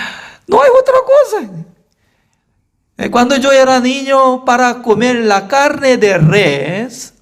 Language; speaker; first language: Spanish; non-native, fluent; Korean